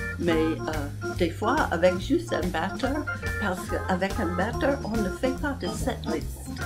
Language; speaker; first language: French; non-native, fluent; English